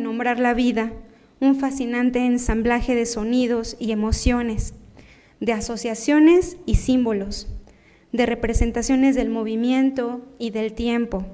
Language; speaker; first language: Spanish; native; Spanish